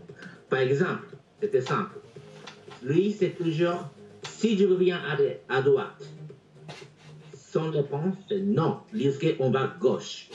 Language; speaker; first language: French; non-native, fluent; Japanese